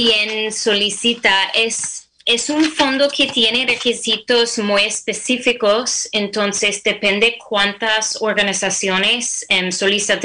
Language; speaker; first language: Spanish; non-native, fluent; English